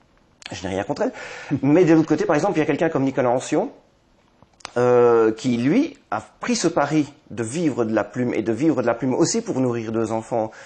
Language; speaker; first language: French; native; French